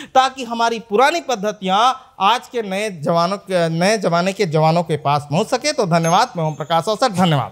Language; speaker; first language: Hindi; native; Hindi